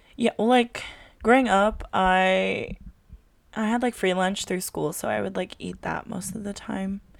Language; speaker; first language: English; early bilingual, other home language; Filipino